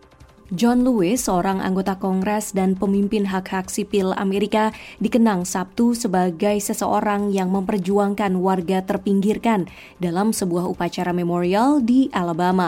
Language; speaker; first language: Indonesian; native; Indonesian